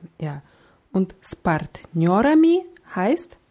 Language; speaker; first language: German; non-native, fluent; Russian